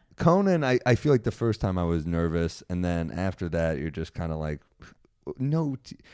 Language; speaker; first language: English; native; English